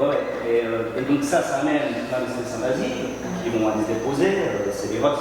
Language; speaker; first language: French; native; French